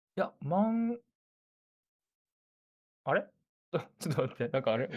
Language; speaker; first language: Japanese; native; Japanese